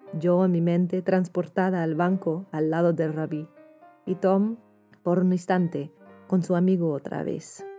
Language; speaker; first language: Spanish; non-native, fluent; English